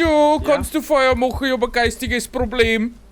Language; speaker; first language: German; native; German